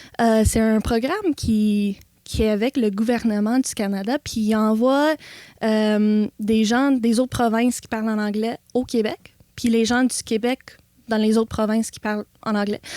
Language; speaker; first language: French; non-native, local second language; English